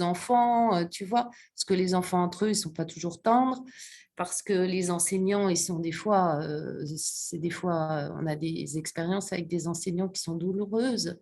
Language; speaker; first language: French; native; French